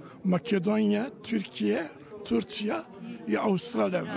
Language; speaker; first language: Macedonian; early bilingual, heritage; Macedonian